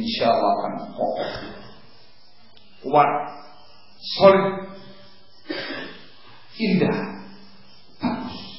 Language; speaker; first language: Indonesian; native; Indonesian